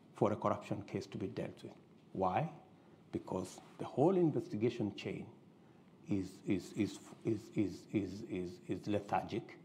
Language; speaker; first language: English; non-native, local second language; Kalenjin